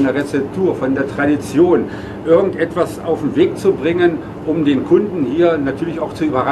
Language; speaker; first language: German; native; German